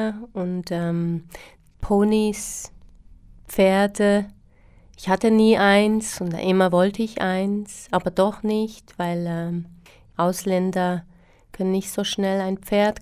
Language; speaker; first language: German; early bilingual, other home language; Slovak